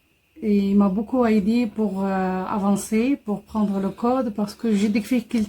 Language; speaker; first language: French; non-native, learner; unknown